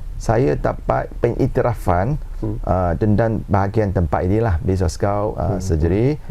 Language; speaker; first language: Malay; non-native, local second language; Chinese